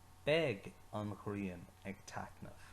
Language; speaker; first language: Irish; non-native, local second language; English